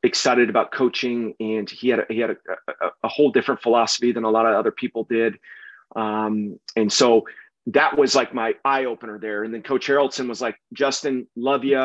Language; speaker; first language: English; native; English